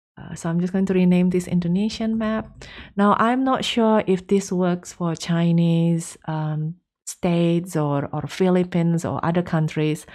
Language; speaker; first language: English; non-native, fluent; Indonesian